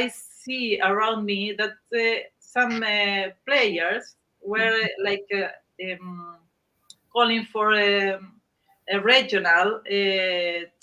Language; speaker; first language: English; non-native, learner; Spanish